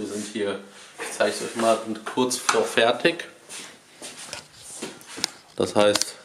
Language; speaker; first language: German; native; German